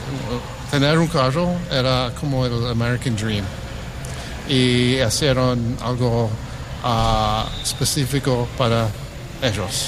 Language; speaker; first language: Spanish; early bilingual, heritage; English